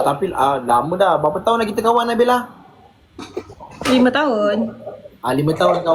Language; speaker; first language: Malay; native; Malay